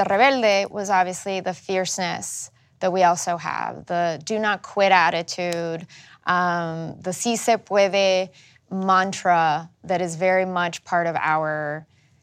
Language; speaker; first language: English; early bilingual, other home language; Spanish